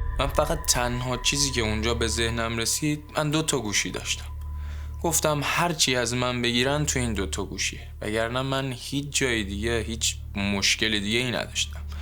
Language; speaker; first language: Persian; native; Persian